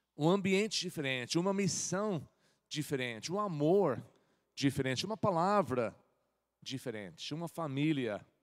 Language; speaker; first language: Portuguese; non-native, fluent; English